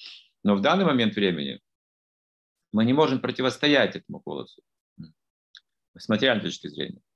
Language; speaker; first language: Russian; native; Russian